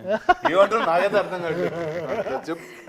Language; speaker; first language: Telugu; native; Telugu